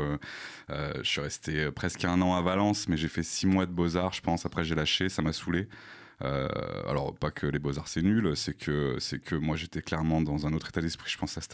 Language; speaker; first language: French; native; French